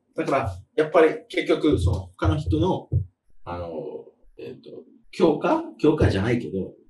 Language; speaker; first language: Japanese; non-native, fluent; English